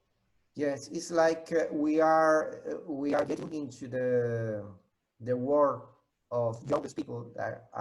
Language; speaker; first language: English; non-native, fluent; Spanish